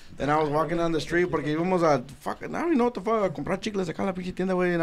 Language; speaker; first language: English; early bilingual, other home language; Spanish